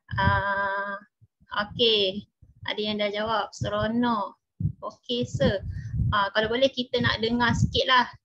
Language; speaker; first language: Malay; native; Malay